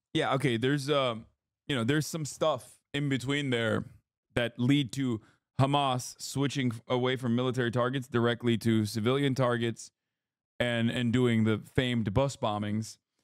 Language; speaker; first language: English; early bilingual, other home language; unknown